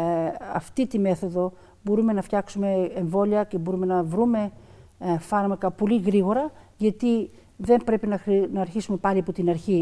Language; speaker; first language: Greek; early bilingual, other home language; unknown